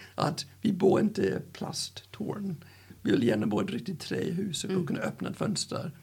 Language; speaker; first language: Swedish; non-native, fluent; English